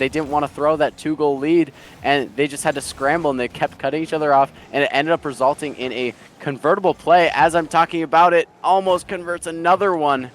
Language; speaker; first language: English; native; English